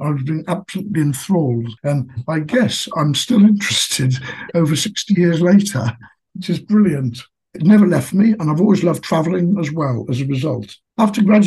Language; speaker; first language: English; native; English